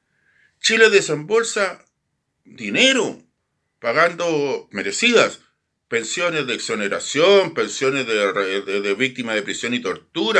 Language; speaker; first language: Spanish; native; Spanish